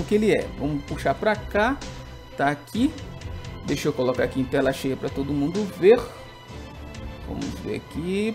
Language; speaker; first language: Portuguese; native; Portuguese